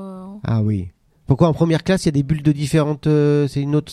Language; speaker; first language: French; native; French